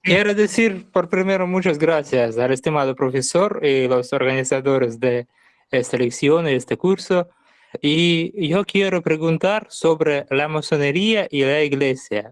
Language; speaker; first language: Spanish; non-native, learner; Russian